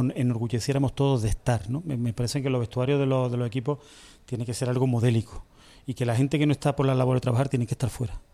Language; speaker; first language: Spanish; native; Spanish